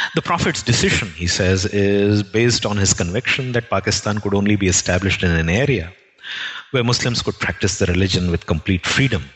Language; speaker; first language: English; non-native, local second language; Telugu